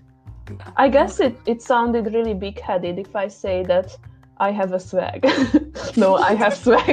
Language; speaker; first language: English; non-native, fluent; Hungarian